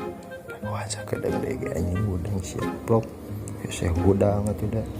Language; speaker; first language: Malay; non-native, local second language; Sundanese